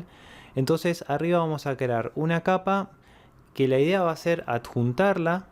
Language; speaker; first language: Spanish; native; Spanish